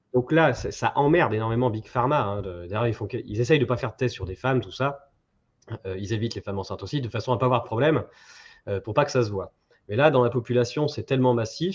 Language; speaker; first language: French; native; French